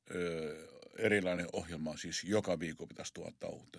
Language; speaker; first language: Finnish; non-native, fluent; Arabic